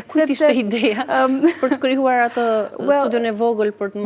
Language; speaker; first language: Albanian; native; Albanian